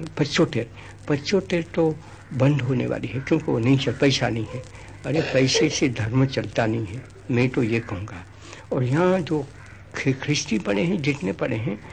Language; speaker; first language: Hindi; non-native, local second language; Gujarati